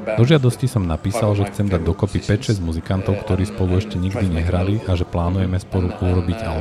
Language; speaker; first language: Slovak; non-native, fluent; Norwegian